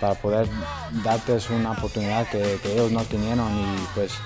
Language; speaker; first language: Spanish; early bilingual, heritage; Spanish